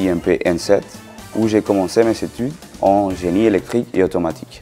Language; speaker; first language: French; non-native, fluent; Spanish